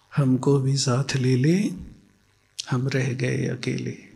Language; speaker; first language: Hindi; native; Hindi